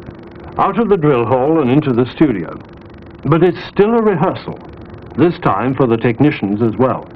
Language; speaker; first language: English; native; English